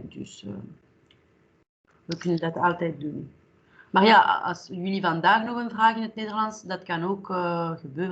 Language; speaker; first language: Dutch; non-native, local second language; French